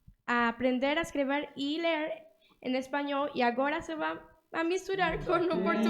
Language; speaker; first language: Portuguese; early bilingual, other home language; Spanish